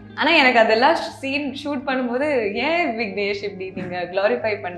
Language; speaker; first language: Tamil; non-native, local second language; Malayalam